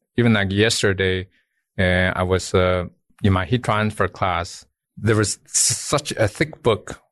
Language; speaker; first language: English; non-native, fluent; Chinese